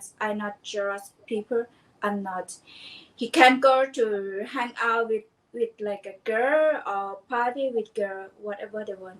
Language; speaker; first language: English; non-native, learner; Thai